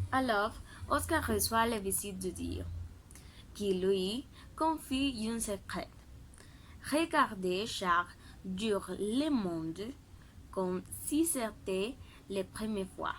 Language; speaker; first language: French; non-native, learner; Spanish